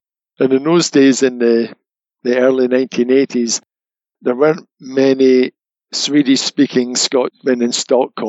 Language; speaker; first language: English; native; English